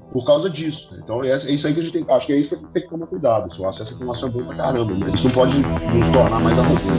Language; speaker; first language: Portuguese; native; Portuguese